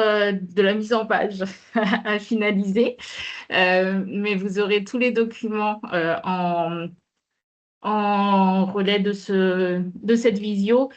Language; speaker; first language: French; native; French